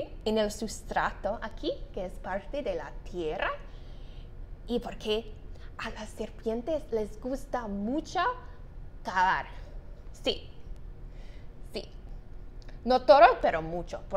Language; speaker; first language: Spanish; non-native, fluent; English